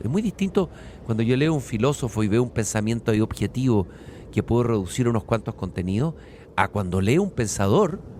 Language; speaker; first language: Spanish; native; Spanish